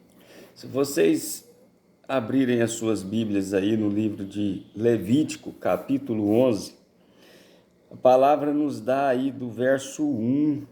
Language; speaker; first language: Portuguese; native; Portuguese